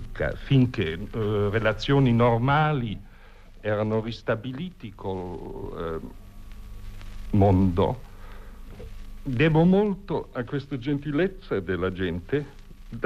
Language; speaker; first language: Italian; non-native, fluent; German